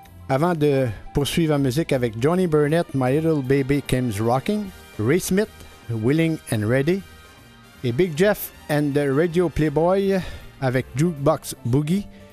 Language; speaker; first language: French; native; French